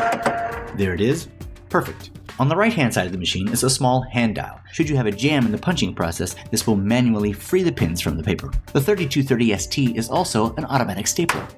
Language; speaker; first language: English; native; English